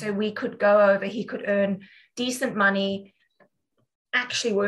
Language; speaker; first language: English; native; English